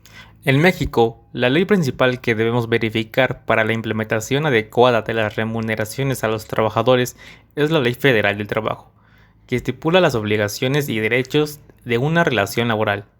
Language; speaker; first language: Spanish; native; Spanish